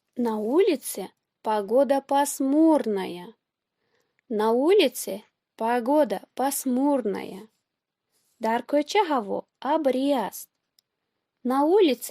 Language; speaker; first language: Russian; non-native, fluent; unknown